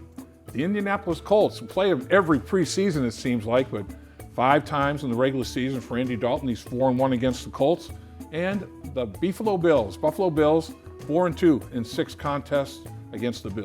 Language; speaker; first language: English; native; English